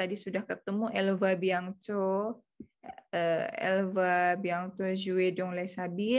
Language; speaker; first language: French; non-native, fluent; Indonesian